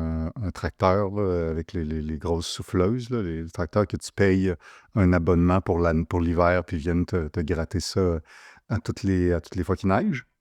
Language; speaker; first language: French; native; French